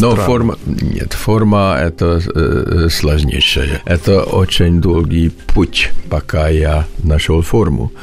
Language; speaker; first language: Russian; non-native, learner; Hungarian